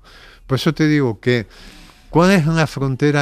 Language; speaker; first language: Spanish; native; Spanish